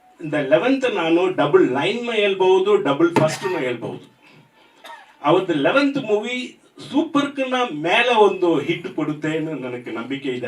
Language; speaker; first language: Kannada; non-native, fluent; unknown